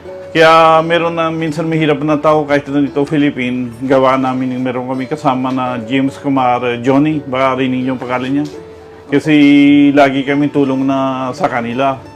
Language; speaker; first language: Filipino; non-native, learner; Punjabi